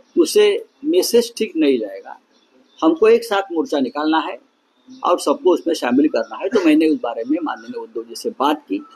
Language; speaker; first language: Hindi; non-native, local second language; Marathi